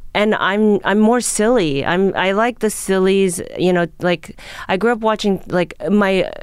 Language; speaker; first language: English; early bilingual, other home language; Japanese